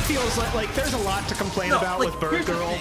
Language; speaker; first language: English; native; English